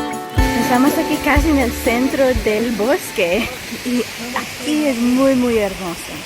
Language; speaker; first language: Spanish; non-native, learner; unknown